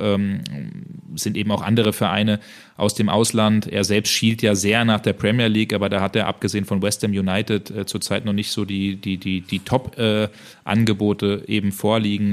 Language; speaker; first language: German; native; German